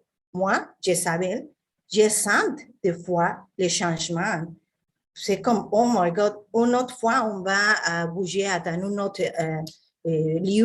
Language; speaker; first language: French; non-native, fluent; Spanish